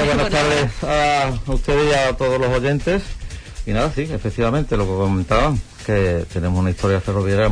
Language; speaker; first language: Spanish; native; Spanish